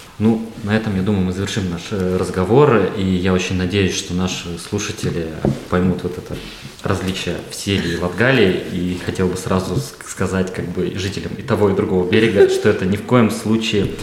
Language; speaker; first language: Russian; native; Russian